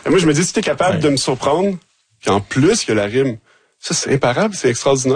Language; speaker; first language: French; native; French